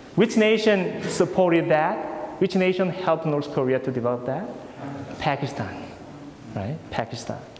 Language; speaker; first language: English; non-native, fluent; Korean